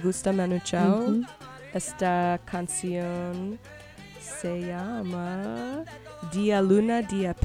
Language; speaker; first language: Spanish; non-native, learner; English